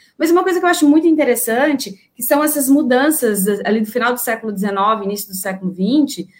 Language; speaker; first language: Portuguese; native; Portuguese